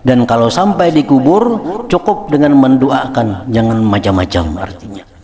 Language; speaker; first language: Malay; non-native, local second language; Banjar